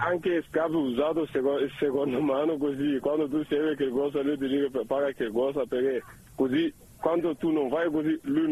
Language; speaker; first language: Italian; non-native, learner; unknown